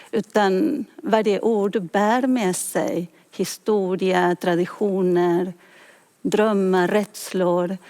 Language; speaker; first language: Swedish; non-native, fluent; Spanish